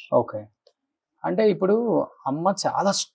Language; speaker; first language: Telugu; native; Telugu